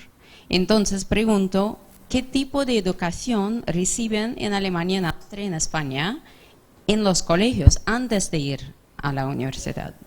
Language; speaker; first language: Spanish; non-native, fluent; English